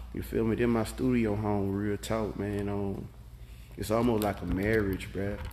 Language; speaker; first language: English; native; English